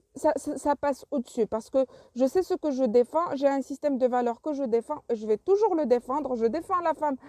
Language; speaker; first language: French; non-native, local second language; Arabic